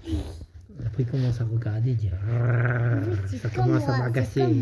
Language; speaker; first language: French; native; French